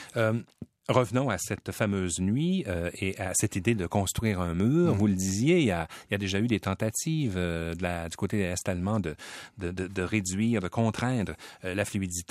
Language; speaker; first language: French; native; French